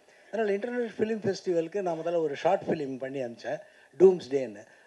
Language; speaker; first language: Tamil; native; Tamil